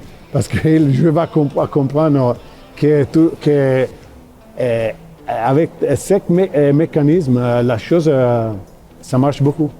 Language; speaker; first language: French; non-native, fluent; Italian